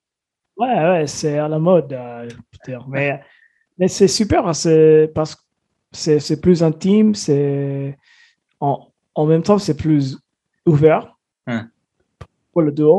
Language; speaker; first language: French; non-native, fluent; English